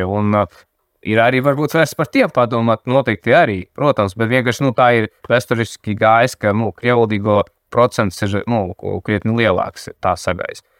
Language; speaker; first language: Latvian; non-native, local second language; Russian